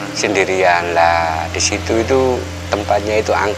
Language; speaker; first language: Indonesian; native; Indonesian